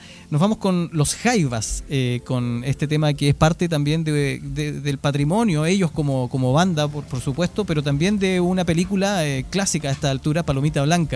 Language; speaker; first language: Spanish; native; Spanish